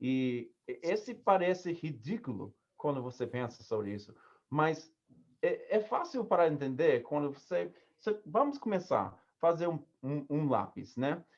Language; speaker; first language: Portuguese; non-native, learner; English